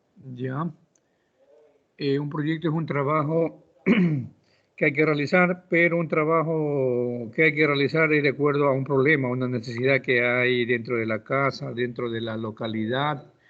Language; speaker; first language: Spanish; native; Spanish